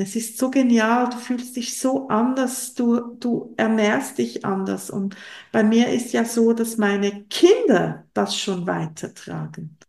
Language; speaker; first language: German; non-native, local second language; French